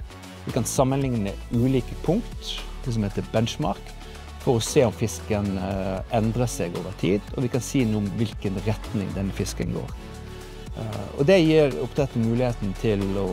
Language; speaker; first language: Norwegian; native; Norwegian